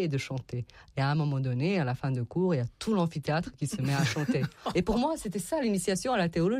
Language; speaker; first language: French; non-native, fluent; Serbian